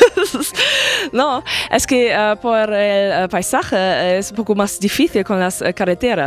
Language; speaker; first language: Spanish; non-native, fluent; German